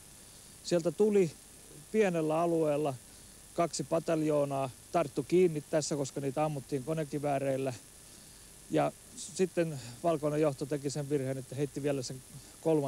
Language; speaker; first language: Finnish; native; Finnish